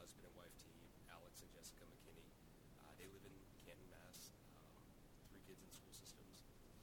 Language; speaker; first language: English; native; English